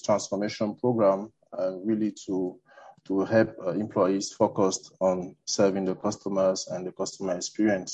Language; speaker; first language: English; non-native, local second language; French